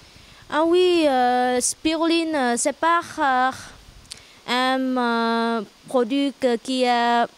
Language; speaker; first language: French; non-native, learner; Vietnamese